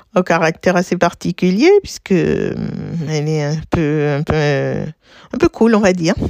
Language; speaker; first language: French; native; French